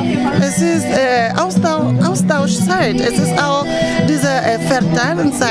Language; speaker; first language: German; non-native, fluent; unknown